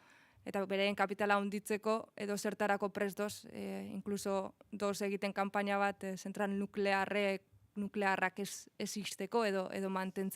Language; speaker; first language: Basque; native; Basque